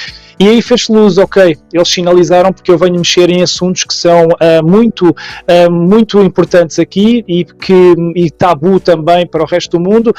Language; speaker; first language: Portuguese; native; Portuguese